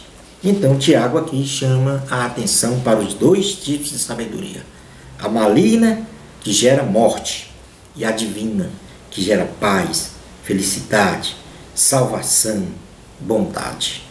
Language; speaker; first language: Portuguese; native; Portuguese